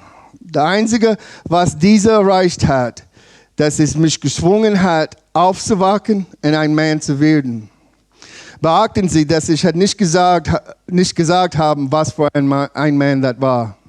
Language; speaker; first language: German; non-native, learner; English